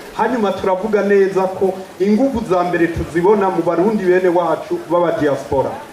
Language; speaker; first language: Rundi; early bilingual, heritage; Rundi